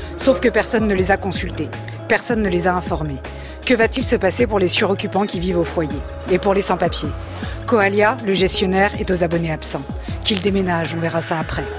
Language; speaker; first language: French; native; French